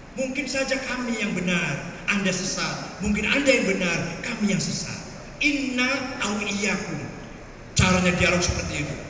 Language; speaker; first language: Malay; non-native, local second language; Javanese